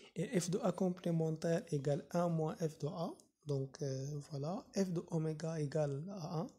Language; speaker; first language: French; non-native, local second language; Arabic